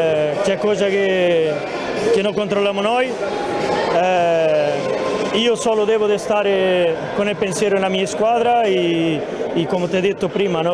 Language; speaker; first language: Italian; non-native, fluent; Spanish